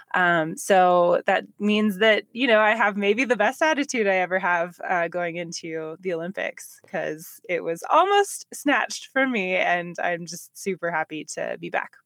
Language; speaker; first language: English; native; English